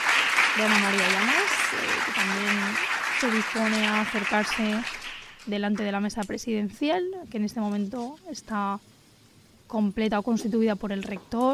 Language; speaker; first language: Spanish; native; Spanish